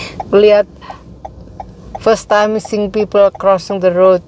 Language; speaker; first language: English; non-native, learner; Indonesian